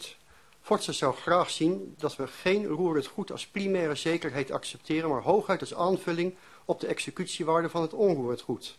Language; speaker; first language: Dutch; native; Dutch